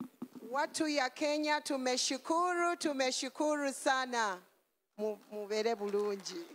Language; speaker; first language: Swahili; non-native, learner; Ganda